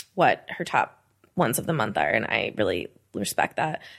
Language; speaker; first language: English; native; English